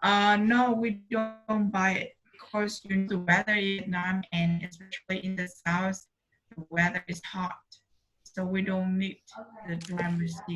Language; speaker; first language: English; non-native, learner; Vietnamese